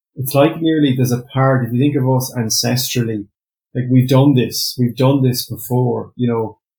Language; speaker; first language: English; native; English